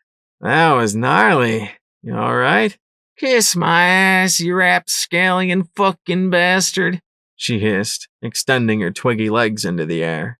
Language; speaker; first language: English; native; English